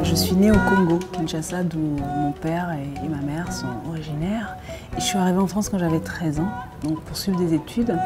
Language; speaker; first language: French; non-native, local second language; Lingala